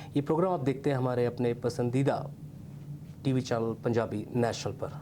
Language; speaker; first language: Hindi; non-native, local second language; Punjabi